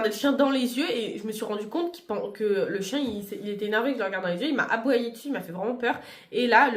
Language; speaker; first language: French; native; French